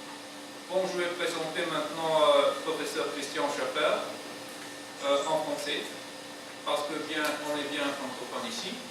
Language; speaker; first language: French; non-native, fluent; Bulgarian